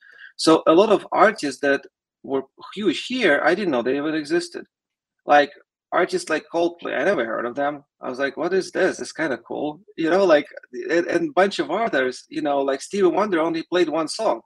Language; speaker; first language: English; non-native, fluent; Russian